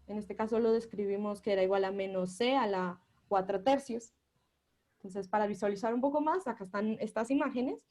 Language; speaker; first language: Spanish; native; Spanish